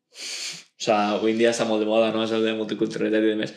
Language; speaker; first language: Spanish; non-native, local second language; Catalan